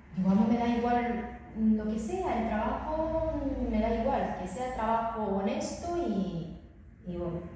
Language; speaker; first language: Spanish; non-native, fluent; Romanian